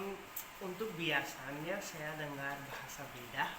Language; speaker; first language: Indonesian; non-native, learner; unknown